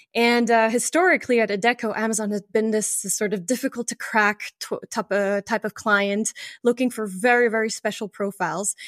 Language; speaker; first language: English; non-native, fluent; French